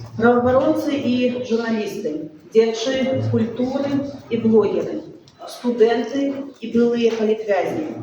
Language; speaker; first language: Belarusian; non-native, local second language; Russian